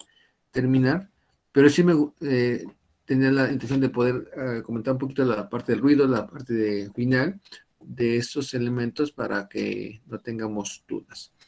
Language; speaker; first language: Spanish; native; Spanish